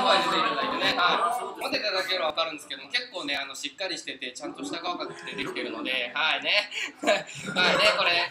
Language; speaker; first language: Japanese; native; Japanese